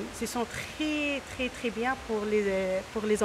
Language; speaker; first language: French; non-native, local second language; Arabic